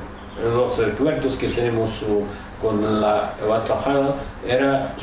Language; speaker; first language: Spanish; non-native, fluent; Czech